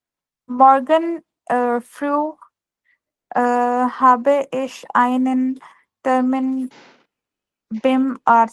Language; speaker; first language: German; non-native, learner; Urdu